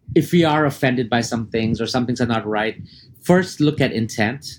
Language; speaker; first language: English; early bilingual, other home language; Arabic